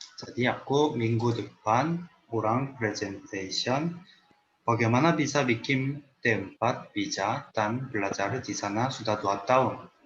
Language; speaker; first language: Indonesian; non-native, learner; Korean